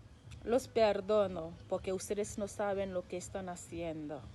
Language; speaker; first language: Spanish; non-native, local second language; Haitian Creole